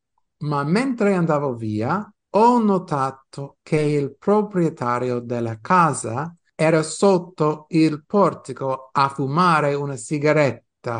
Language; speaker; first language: Italian; non-native, fluent; English